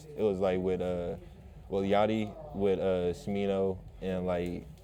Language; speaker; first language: English; native; English